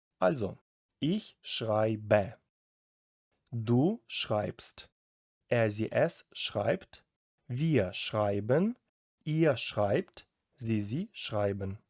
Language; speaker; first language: German; non-native, fluent; Ukrainian